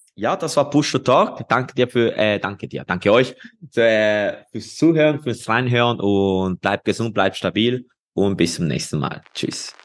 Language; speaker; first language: German; non-native, fluent; Spanish